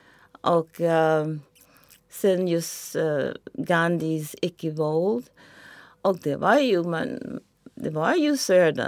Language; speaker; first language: Swedish; non-native, fluent; English